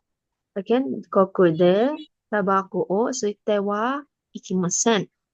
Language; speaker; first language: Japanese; non-native, fluent; Filipino